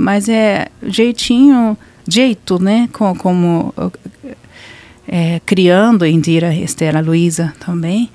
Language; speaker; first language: Portuguese; non-native, learner; Japanese